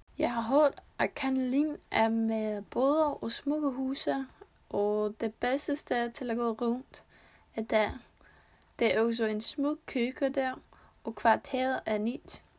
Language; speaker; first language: Danish; non-native, learner; Icelandic